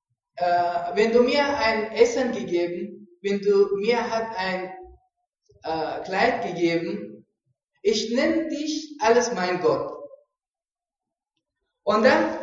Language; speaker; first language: German; non-native, learner; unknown